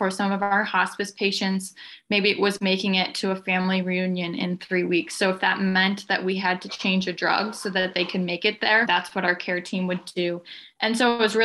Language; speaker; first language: English; native; English